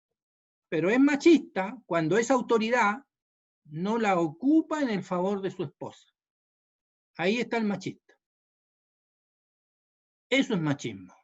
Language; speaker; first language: Spanish; native; Spanish